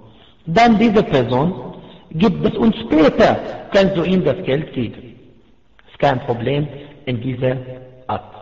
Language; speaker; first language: German; non-native, fluent; Arabic